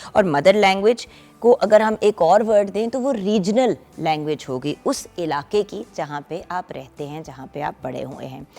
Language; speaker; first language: Urdu; non-native, local second language; Punjabi